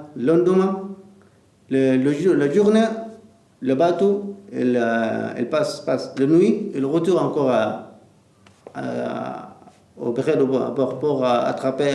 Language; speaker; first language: French; non-native, learner; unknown